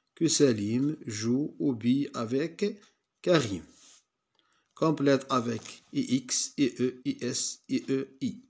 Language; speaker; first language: French; non-native, local second language; Arabic